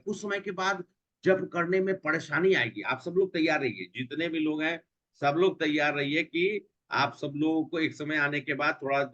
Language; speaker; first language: Hindi; native; Hindi